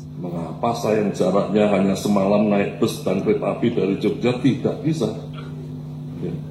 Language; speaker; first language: Indonesian; non-native, local second language; Javanese